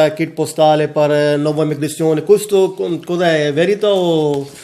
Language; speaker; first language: Italian; non-native, learner; Urdu